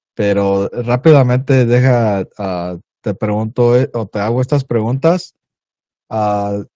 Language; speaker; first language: Spanish; early bilingual, heritage; Spanish